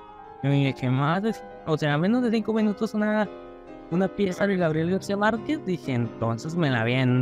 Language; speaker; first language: Spanish; native; Spanish